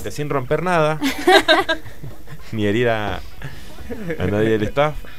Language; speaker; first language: Spanish; native; Spanish